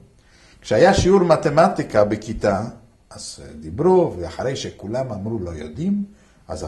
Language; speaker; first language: Hebrew; non-native, fluent; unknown